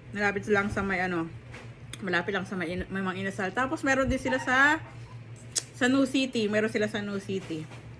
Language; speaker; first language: Filipino; native; Filipino